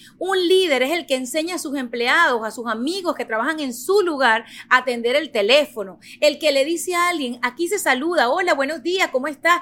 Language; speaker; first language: Spanish; native; Spanish